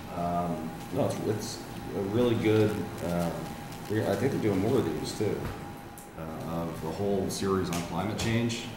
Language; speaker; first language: English; native; English